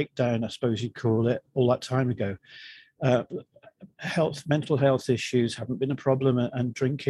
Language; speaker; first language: English; native; English